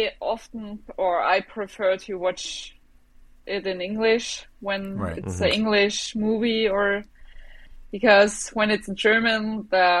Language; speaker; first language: English; non-native, fluent; German